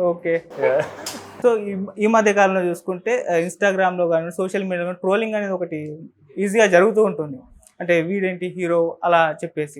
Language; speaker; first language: Telugu; native; Telugu